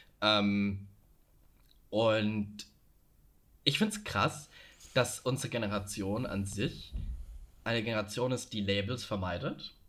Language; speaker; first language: German; native; German